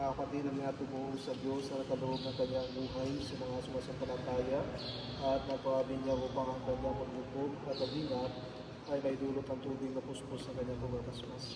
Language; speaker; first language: Filipino; native; Filipino